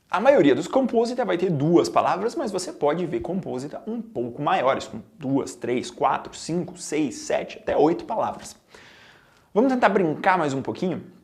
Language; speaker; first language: Portuguese; native; Portuguese